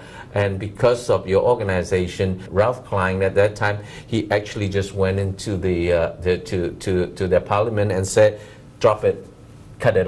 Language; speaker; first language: English; non-native, local second language; Cantonese